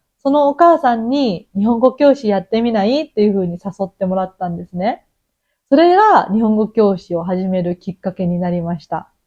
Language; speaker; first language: Japanese; native; Japanese